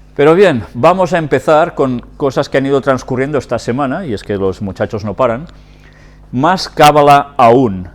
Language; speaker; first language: Spanish; non-native, local second language; Catalan